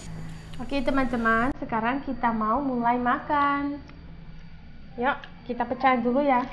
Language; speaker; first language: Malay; non-native, fluent; Russian